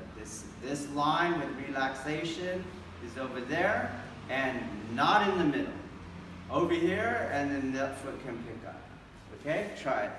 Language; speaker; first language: English; native; English